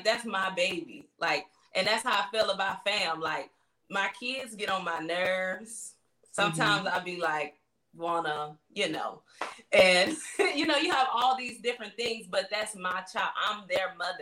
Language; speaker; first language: English; native; English